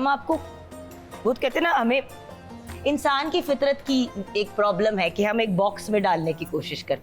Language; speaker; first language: Urdu; native; Urdu